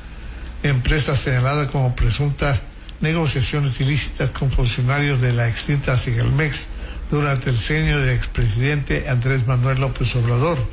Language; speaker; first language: Spanish; native; Spanish